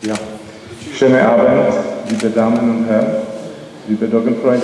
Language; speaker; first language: German; non-native, learner; Czech